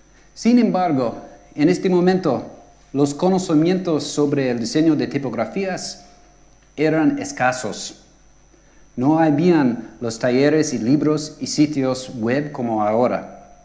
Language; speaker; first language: Spanish; non-native, fluent; English